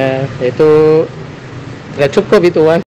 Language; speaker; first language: Indonesian; non-native, learner; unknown